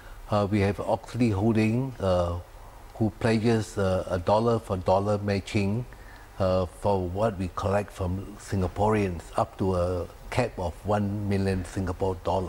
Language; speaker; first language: English; non-native, local second language; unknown